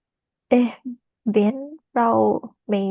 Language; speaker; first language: German; non-native, learner; Indonesian